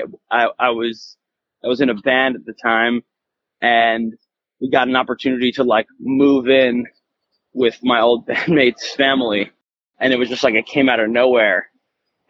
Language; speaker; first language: English; native; English